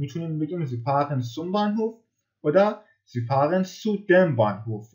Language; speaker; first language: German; non-native, fluent; Persian